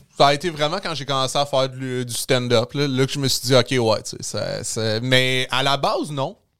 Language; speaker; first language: French; native; French